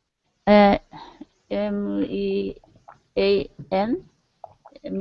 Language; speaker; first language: English; non-native, learner; Japanese